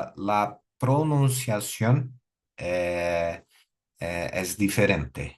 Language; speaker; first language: Spanish; non-native, learner; Portuguese